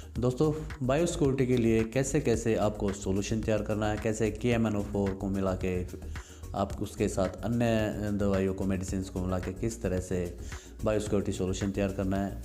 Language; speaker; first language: Hindi; native; Hindi